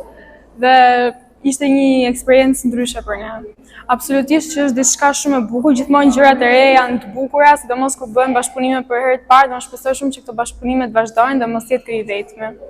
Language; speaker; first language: Albanian; native; Albanian